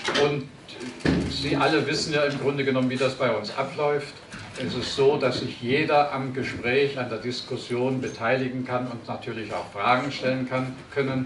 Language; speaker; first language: German; native; German